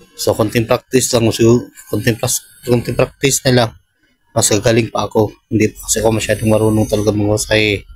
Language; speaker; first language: Filipino; non-native, local second language; Cebuano